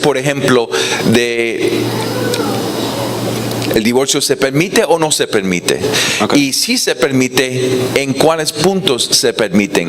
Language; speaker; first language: Spanish; non-native, fluent; English